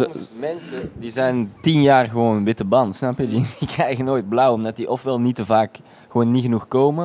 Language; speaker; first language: Dutch; native; Dutch